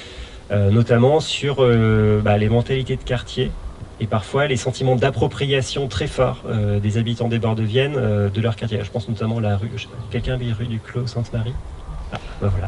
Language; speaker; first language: French; native; French